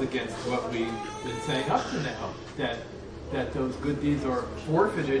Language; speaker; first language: English; native; English